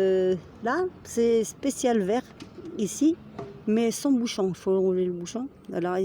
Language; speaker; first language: French; non-native, local second language; Arabic